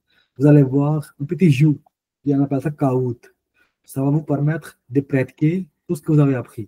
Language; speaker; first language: French; non-native, fluent; Hindi